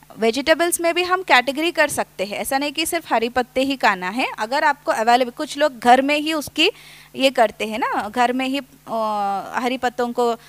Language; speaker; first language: Hindi; non-native, local second language; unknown